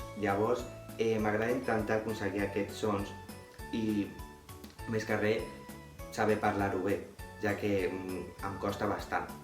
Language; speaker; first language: Catalan; non-native, local second language; Spanish